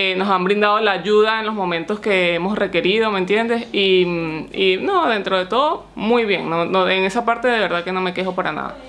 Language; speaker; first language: Spanish; native; Spanish